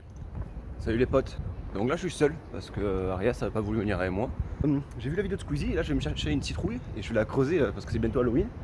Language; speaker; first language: French; native; French